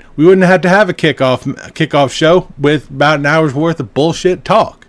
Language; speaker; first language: English; native; English